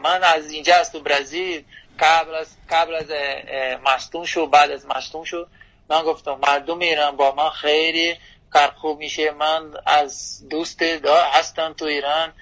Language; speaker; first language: Persian; non-native, learner; Portuguese